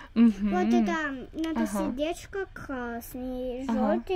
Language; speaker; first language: Russian; early bilingual, heritage; Russian